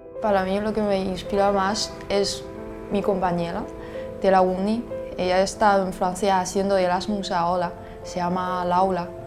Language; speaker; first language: Spanish; non-native, fluent; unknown